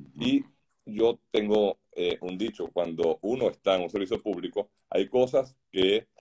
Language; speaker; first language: Spanish; native; Spanish